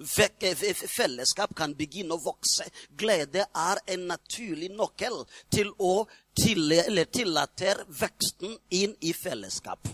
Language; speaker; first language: Norwegian; non-native, fluent; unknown